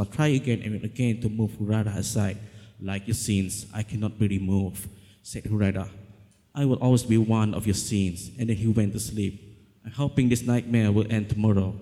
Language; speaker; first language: English; non-native, local second language; Malay